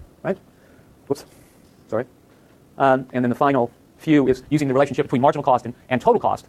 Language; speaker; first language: English; native; English